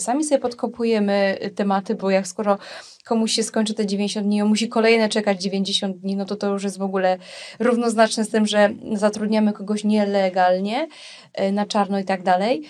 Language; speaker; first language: Polish; native; Polish